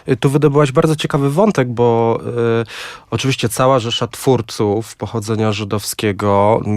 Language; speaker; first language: Polish; native; Polish